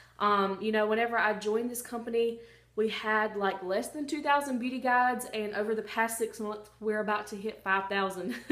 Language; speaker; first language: English; native; English